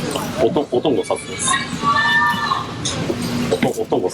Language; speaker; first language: Korean; non-native, fluent; Japanese